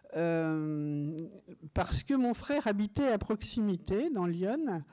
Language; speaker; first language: French; native; French